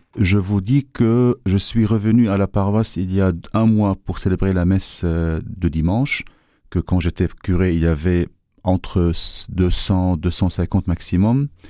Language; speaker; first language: French; non-native, local second language; Arabic